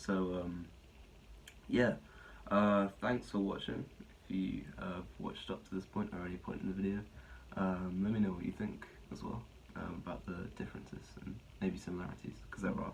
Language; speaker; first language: English; native; English